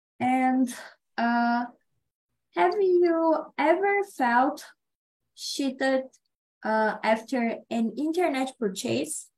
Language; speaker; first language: English; non-native, learner; Portuguese